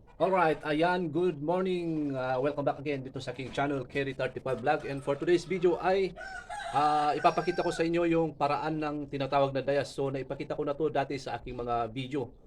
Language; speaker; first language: Filipino; non-native, local second language; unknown